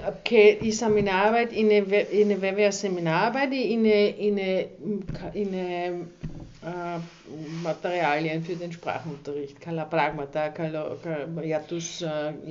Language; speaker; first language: Greek; non-native, learner; German